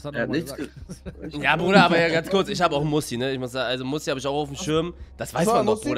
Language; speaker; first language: German; native; German